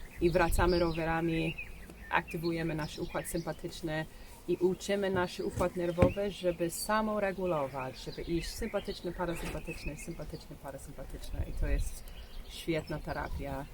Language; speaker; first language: Polish; non-native, learner; English